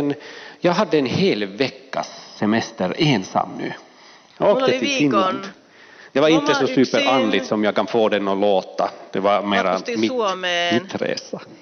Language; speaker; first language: Swedish; non-native, fluent; Finnish